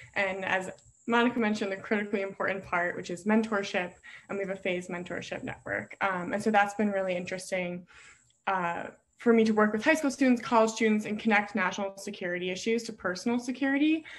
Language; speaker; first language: English; native; English